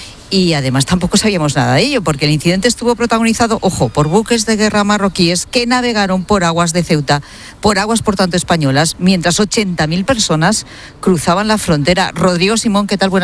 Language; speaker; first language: Spanish; native; Spanish